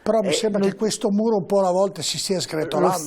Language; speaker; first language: Italian; native; Italian